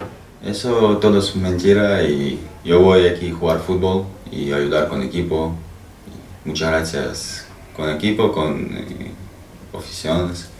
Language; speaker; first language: Spanish; non-native, learner; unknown